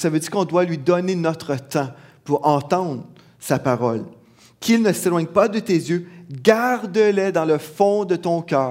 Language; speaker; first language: French; native; French